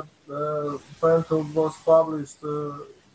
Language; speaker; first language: English; non-native, learner; Bosnian